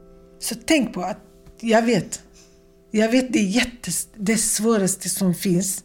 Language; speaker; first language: Swedish; non-native, fluent; Kurdish